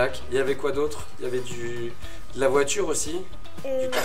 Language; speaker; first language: French; native; French